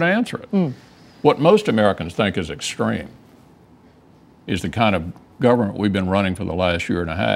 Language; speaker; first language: English; native; English